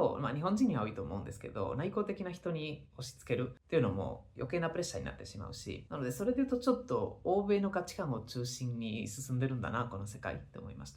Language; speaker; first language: Japanese; non-native, fluent; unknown